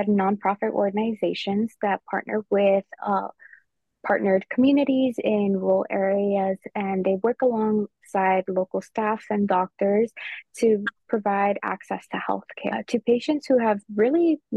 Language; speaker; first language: English; early bilingual, other home language; Spanish